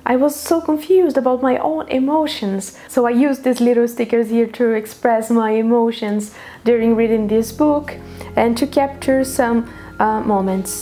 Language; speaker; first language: English; non-native, fluent; Portuguese